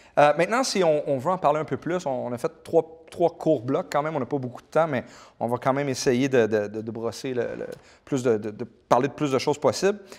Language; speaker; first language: French; native; French